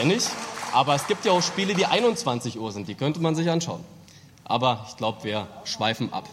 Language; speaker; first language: German; native; German